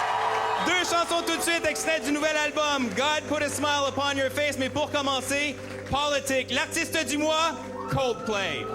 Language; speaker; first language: French; native; French